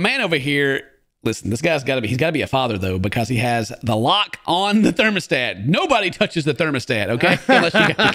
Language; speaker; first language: English; native; English